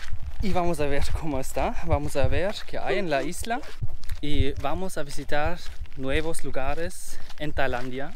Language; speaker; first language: Spanish; non-native, learner; German